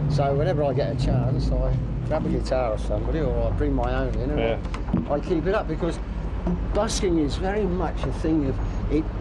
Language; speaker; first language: English; native; English